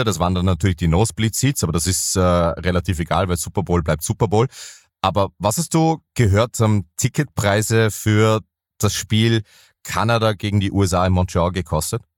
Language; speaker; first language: German; native; German